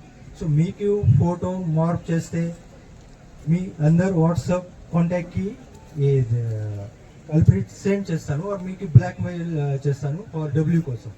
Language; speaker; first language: Telugu; non-native, learner; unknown